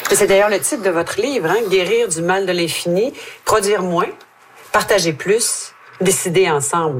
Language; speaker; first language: French; native; French